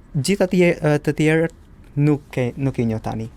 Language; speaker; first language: Albanian; non-native, learner; Indonesian